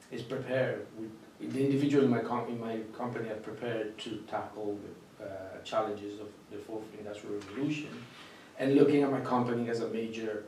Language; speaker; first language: English; non-native, fluent; Italian